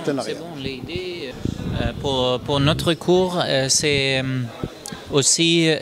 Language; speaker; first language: French; non-native, learner; German